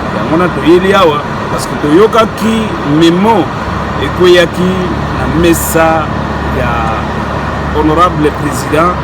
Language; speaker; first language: Lingala; non-native, local second language; Kongo